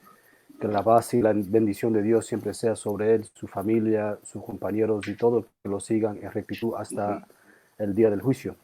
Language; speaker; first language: Spanish; early bilingual, heritage; Spanish